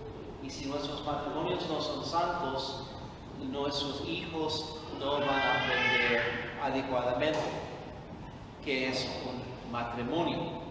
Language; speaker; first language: Spanish; non-native, fluent; English